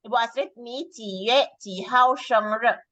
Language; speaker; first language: Chinese; non-native, fluent; Indonesian